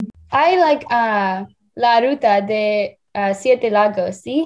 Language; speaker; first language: Spanish; non-native, learner; English